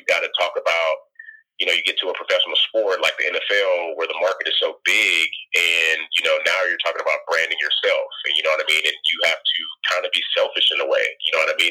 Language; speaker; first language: English; native; English